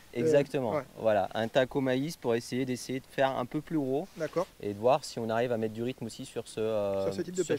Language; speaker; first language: French; native; French